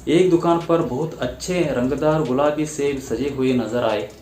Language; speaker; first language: Hindi; non-native, local second language; Kannada